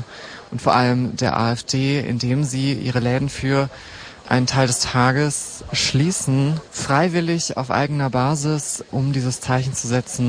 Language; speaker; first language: German; native; German